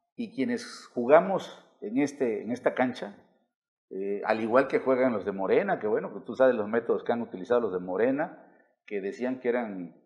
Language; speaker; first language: Spanish; native; Spanish